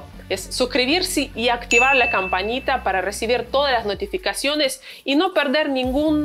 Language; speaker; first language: Spanish; non-native, fluent; Russian